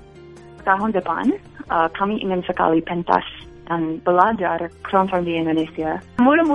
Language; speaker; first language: Indonesian; non-native, fluent; English